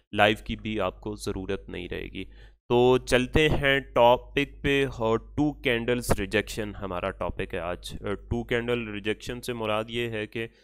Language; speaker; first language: Urdu; native; Urdu